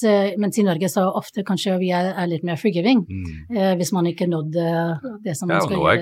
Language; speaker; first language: Norwegian; non-native, fluent; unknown